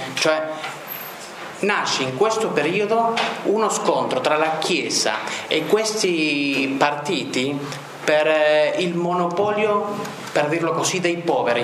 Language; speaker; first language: Italian; non-native, fluent; Spanish